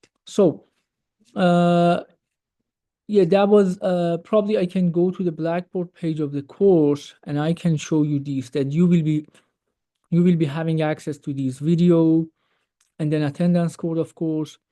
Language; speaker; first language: English; non-native, fluent; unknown